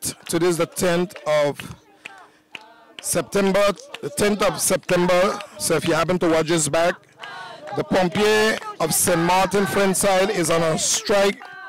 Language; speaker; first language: English; native; English